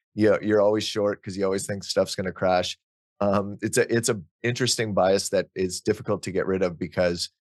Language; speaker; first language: English; native; English